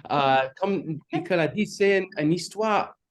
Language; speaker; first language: French; non-native, learner; English